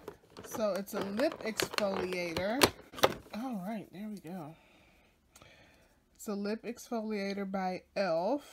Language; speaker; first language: English; native; English